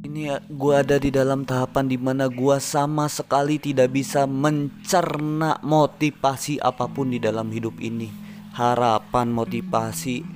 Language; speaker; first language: Indonesian; native; Indonesian